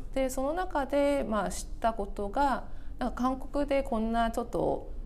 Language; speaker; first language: Japanese; non-native, fluent; Korean